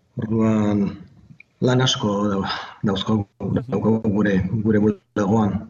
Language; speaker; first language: Basque; non-native, fluent; Czech